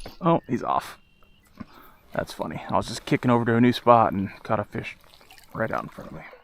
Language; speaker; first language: English; native; English